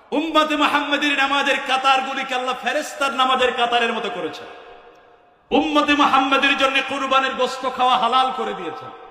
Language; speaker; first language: Bangla; native; Bangla